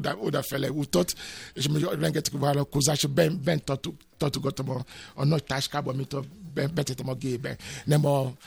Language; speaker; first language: Hungarian; non-native, fluent; Yoruba